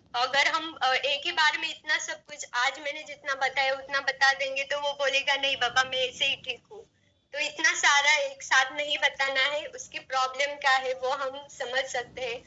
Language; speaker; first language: Hindi; non-native, local second language; Marathi